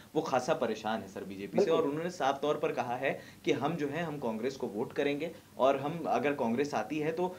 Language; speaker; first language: Hindi; native; Hindi